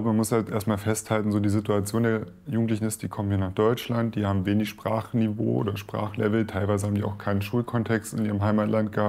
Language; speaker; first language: German; native; German